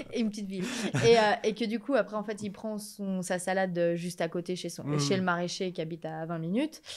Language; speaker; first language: French; native; French